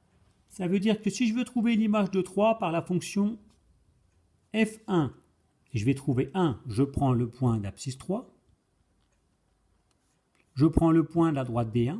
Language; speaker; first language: French; native; French